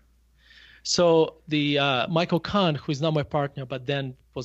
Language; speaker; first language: English; non-native, fluent; Russian